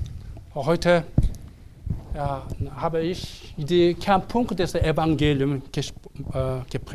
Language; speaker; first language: German; non-native, learner; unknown